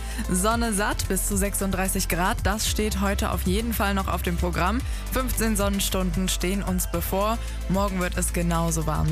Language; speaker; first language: German; native; German